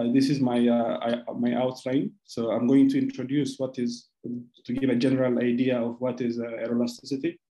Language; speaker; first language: English; non-native, local second language; Amharic